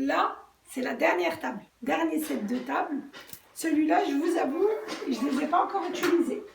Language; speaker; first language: French; native; French